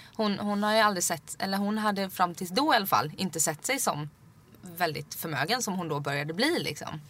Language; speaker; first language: Swedish; native; Swedish